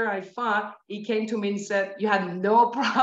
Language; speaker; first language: English; non-native, fluent; French